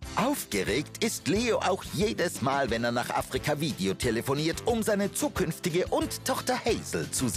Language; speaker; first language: German; native; German